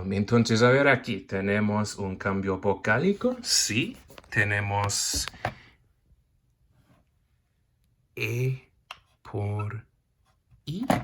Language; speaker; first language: Spanish; non-native, fluent; English